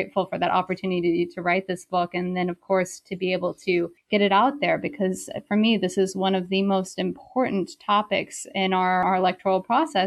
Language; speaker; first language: English; native; English